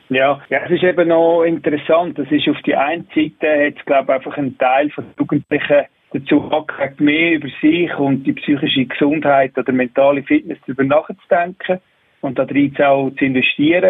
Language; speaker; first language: German; native; German